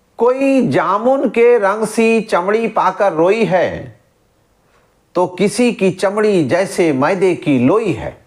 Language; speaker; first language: Hindi; native; Hindi